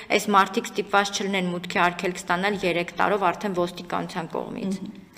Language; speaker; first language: Armenian; native; Armenian